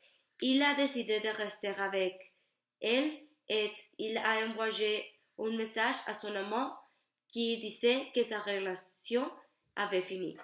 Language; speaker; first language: French; non-native, learner; Spanish